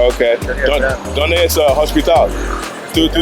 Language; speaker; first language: Spanish; non-native, learner; English